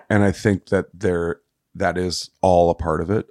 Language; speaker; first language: English; native; English